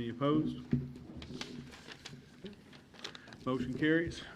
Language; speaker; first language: English; native; English